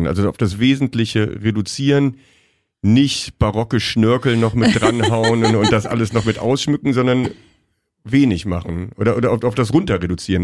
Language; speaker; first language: German; native; German